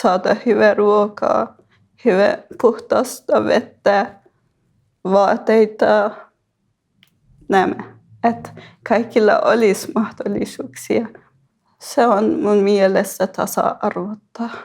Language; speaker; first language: Finnish; non-native, fluent; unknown